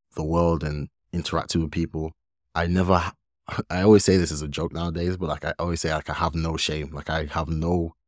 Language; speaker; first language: English; early bilingual, other home language; Yoruba